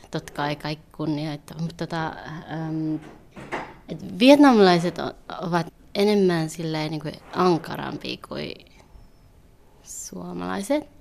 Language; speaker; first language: Finnish; early bilingual, other home language; Vietnamese